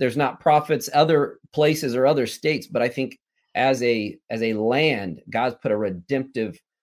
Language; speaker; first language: English; native; English